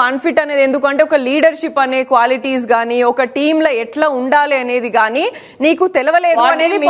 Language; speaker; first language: Telugu; native; Telugu